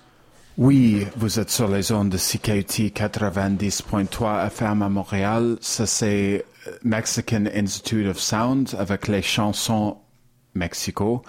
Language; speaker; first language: French; non-native, learner; English